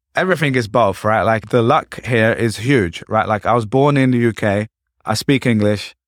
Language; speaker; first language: English; native; English